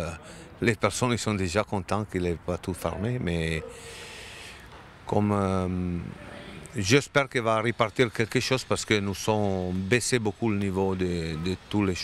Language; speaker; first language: French; non-native, learner; Italian